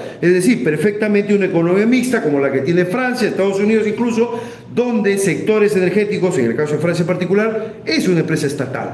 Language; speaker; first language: Spanish; native; Spanish